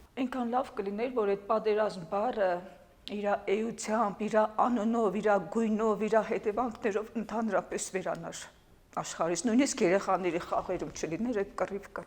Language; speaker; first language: Armenian; native; Armenian